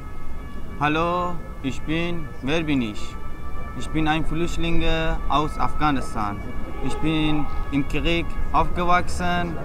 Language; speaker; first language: German; non-native, learner; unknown